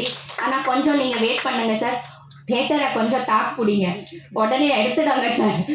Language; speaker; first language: Tamil; non-native, fluent; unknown